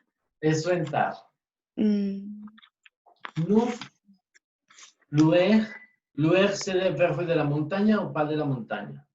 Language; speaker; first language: French; non-native, fluent; Spanish